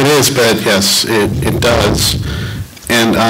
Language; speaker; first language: English; native; English